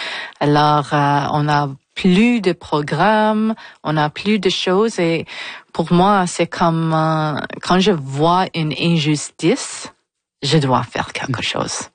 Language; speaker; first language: French; non-native, local second language; English